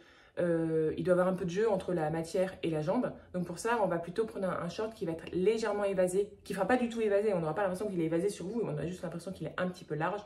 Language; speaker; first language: French; native; French